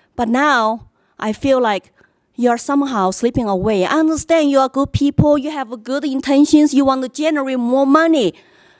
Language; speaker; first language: English; non-native, fluent; Chinese